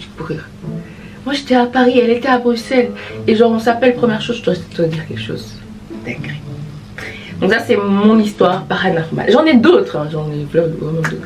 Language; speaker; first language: French; early bilingual, other home language; Fula